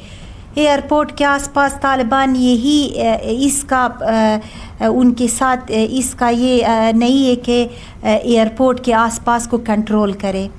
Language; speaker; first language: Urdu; non-native, learner; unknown